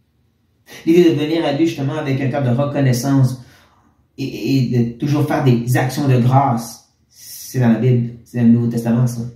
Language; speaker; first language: French; native; French